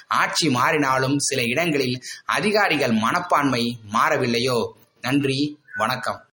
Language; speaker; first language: Tamil; native; Tamil